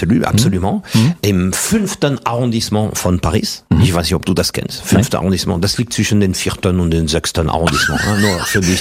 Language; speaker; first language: German; non-native, fluent; French